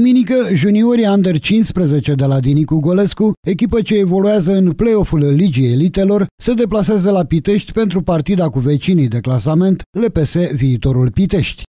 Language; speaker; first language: Romanian; native; Romanian